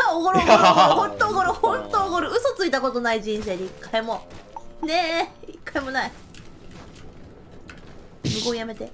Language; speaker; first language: Japanese; native; Japanese